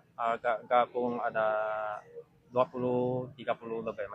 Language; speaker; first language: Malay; non-native, local second language; Chinese